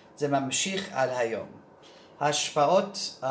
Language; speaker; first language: Hebrew; non-native, learner; English